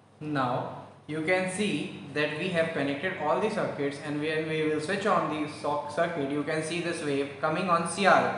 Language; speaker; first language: English; non-native, local second language; Hindi